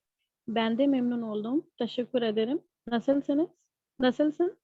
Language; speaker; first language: Turkish; non-native, learner; Urdu